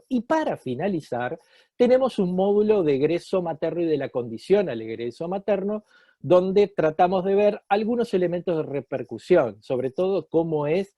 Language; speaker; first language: Spanish; native; Spanish